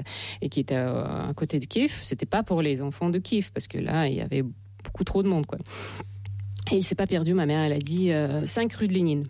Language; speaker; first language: French; non-native, fluent; Russian